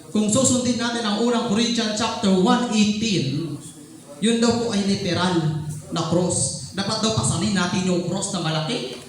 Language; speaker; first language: Filipino; non-native, local second language; Cebuano